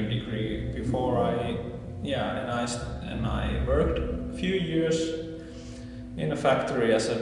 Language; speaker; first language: English; non-native, fluent; Finnish